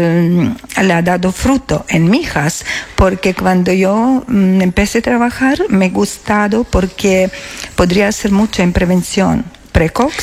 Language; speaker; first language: Spanish; non-native, learner; Serbian